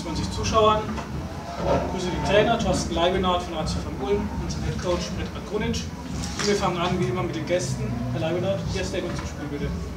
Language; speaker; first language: German; native; German